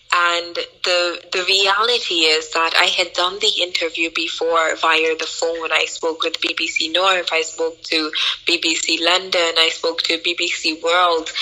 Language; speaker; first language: English; native; English